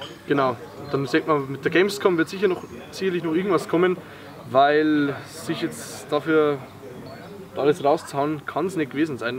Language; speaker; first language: German; native; German